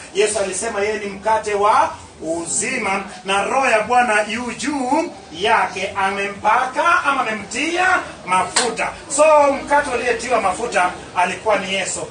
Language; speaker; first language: Swahili; non-native, local second language; Luo (Kenya and Tanzania)